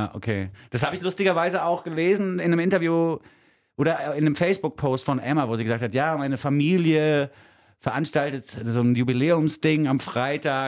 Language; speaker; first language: German; native; German